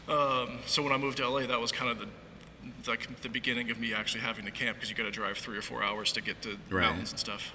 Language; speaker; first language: English; native; English